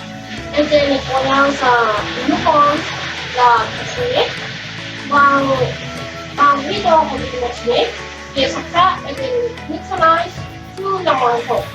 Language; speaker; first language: French; non-native, learner; Spanish